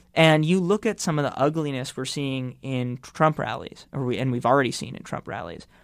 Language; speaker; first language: English; native; English